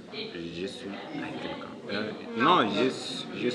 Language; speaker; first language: French; non-native, learner; Arabic